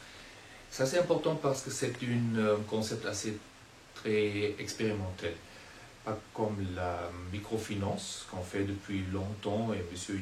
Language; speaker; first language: French; non-native, fluent; German